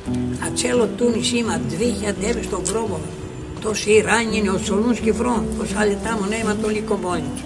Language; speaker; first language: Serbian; early bilingual, heritage; Greek